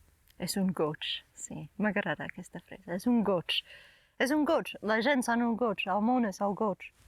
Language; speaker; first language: Catalan; non-native, fluent; English